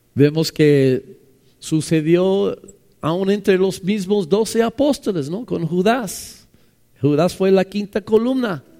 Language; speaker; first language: Spanish; non-native, fluent; English